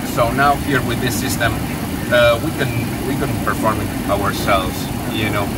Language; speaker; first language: English; non-native, fluent; Spanish